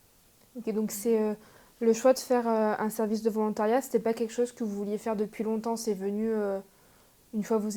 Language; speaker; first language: French; native; French